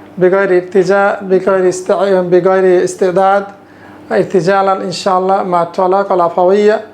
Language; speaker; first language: Arabic; non-native, fluent; Bangla